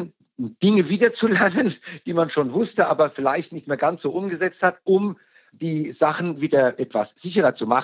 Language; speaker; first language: German; native; German